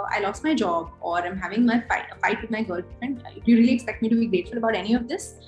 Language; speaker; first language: English; non-native, local second language; Hindi